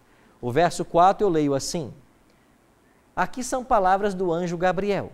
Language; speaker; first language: Portuguese; native; Portuguese